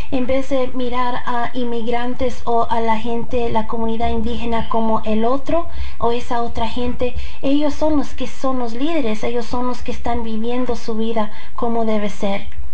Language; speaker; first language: Spanish; early bilingual, heritage; Spanish